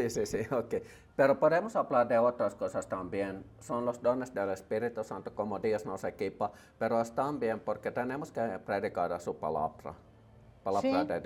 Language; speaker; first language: Spanish; non-native, learner; Finnish